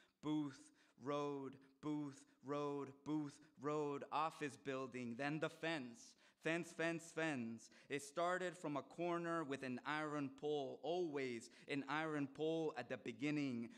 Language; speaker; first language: English; early bilingual, other home language; Spanish